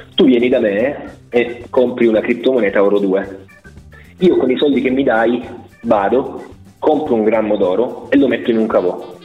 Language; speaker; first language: Italian; native; Italian